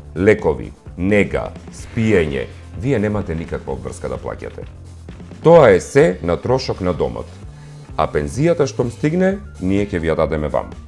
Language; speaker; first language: Macedonian; native; Macedonian